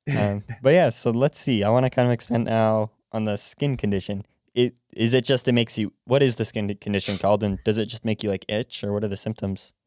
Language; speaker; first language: English; native; English